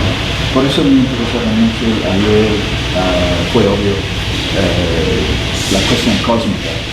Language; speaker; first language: Spanish; non-native, fluent; English